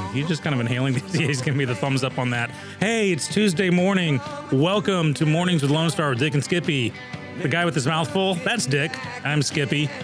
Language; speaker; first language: English; native; English